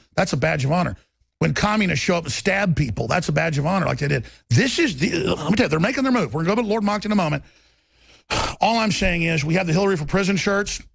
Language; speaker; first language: English; native; English